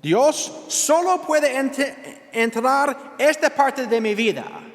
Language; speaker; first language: Spanish; non-native, learner; English